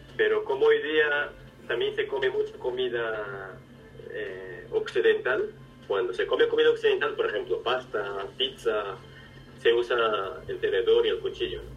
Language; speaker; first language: Spanish; non-native, fluent; Japanese